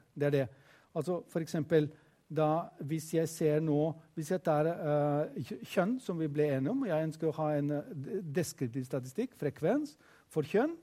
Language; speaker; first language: Norwegian; non-native, fluent; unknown